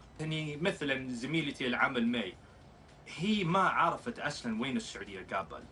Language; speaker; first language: Arabic; non-native, fluent; English